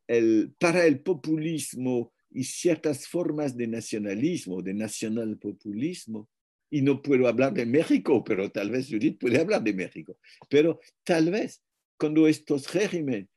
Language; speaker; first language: Spanish; non-native, fluent; French